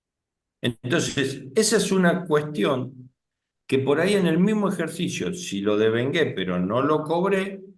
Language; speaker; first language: Spanish; native; Spanish